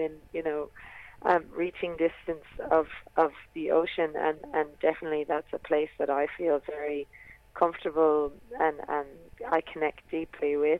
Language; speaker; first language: English; native; English